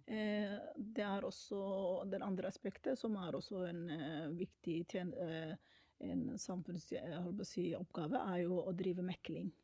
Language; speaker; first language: Norwegian; non-native, fluent; Somali